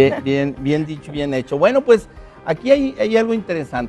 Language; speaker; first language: Spanish; native; Spanish